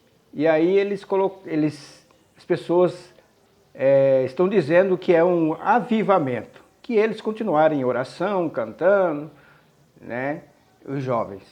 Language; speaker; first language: Portuguese; native; Portuguese